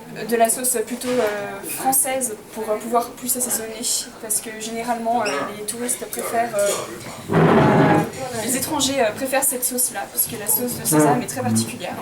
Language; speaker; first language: French; non-native, fluent; Chinese